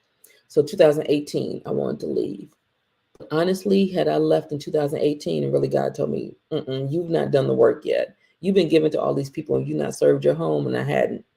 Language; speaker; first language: English; native; English